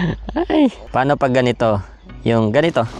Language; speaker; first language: Filipino; native; Filipino